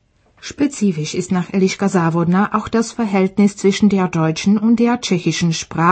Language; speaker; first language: German; native; German